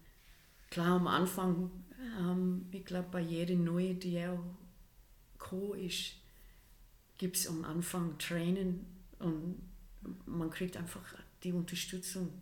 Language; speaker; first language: German; non-native, fluent; English